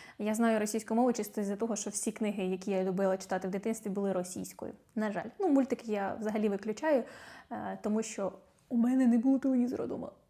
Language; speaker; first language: Ukrainian; native; Ukrainian